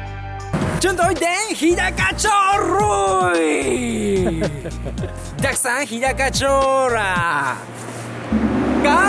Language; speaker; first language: Vietnamese; non-native, learner; Japanese